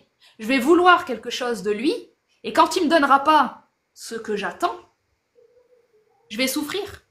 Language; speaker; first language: French; native; French